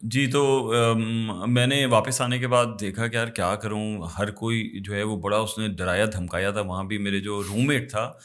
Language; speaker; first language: Urdu; native; Urdu